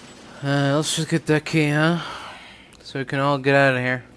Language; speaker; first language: English; native; English